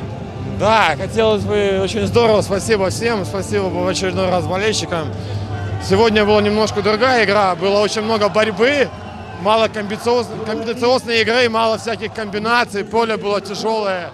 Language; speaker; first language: Russian; native; Russian